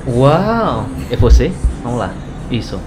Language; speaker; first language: Portuguese; non-native, learner; Indonesian